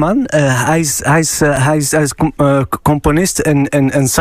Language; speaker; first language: Dutch; non-native, fluent; Arabic